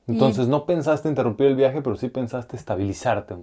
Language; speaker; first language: Spanish; native; Spanish